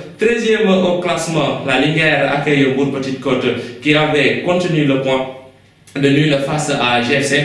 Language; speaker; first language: French; non-native, local second language; Wolof